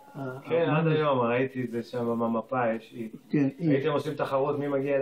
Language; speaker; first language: Hebrew; native; Hebrew